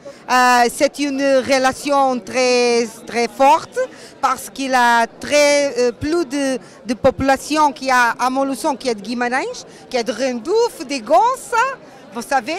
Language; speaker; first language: French; non-native, learner; Portuguese